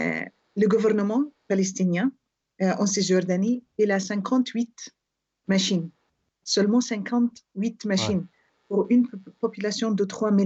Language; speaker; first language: French; non-native, fluent; Arabic